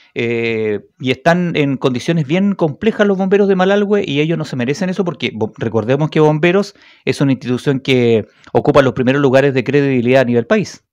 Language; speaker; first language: Spanish; native; Spanish